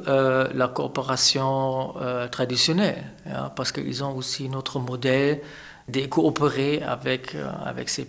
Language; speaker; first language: French; non-native, fluent; German